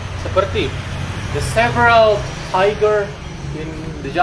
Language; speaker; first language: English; non-native, learner; Indonesian